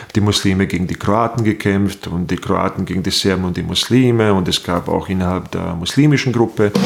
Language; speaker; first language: German; non-native, fluent; Bosnian